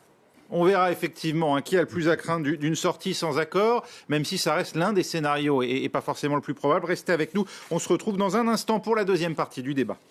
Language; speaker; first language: French; native; French